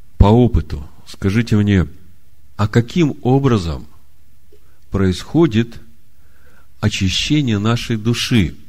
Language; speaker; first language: Russian; native; Russian